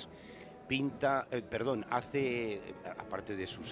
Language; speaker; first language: Spanish; native; Spanish